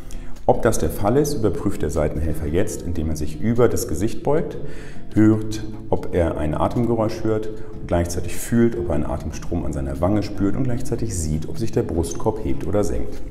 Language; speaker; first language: German; native; German